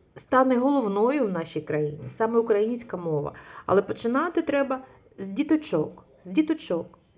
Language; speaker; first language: Ukrainian; non-native, local second language; Russian